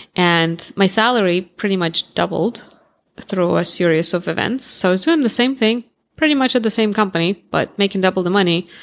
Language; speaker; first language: English; non-native, fluent; Russian